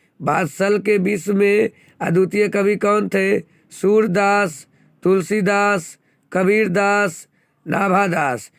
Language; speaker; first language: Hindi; native; Hindi